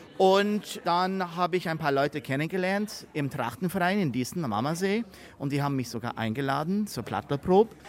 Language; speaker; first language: German; non-native, fluent; English